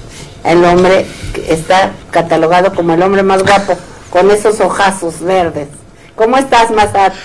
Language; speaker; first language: Spanish; native; Spanish